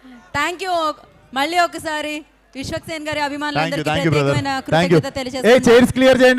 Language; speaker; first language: Telugu; native; Telugu